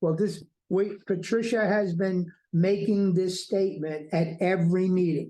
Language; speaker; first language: English; native; English